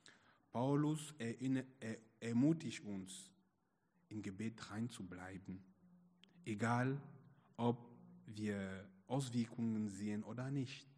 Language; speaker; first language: German; non-native, fluent; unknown